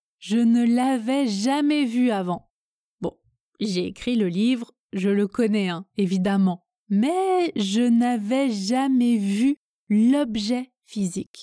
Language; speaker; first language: French; native; French